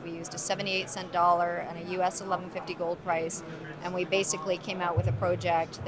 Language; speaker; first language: English; native; English